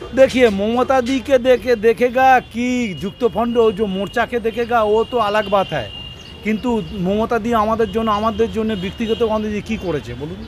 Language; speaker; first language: Hindi; non-native, local second language; Bangla